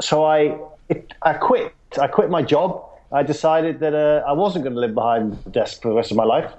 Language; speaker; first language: English; native; English